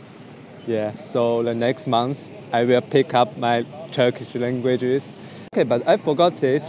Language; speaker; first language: English; non-native, learner; Chinese